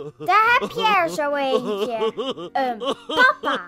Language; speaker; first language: Dutch; native; Dutch